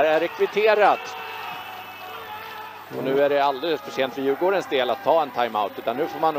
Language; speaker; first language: Swedish; native; Swedish